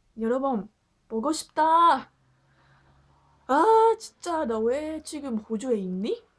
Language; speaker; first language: Korean; non-native, learner; English